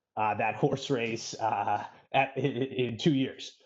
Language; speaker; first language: English; native; English